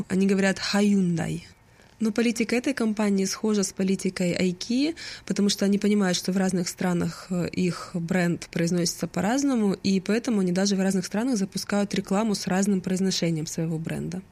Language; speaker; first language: Russian; native; Russian